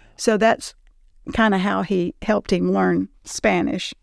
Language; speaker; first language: English; native; English